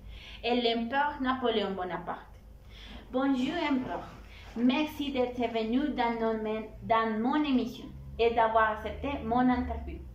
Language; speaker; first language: French; non-native, learner; Spanish